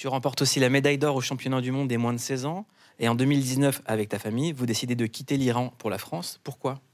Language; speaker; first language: French; native; French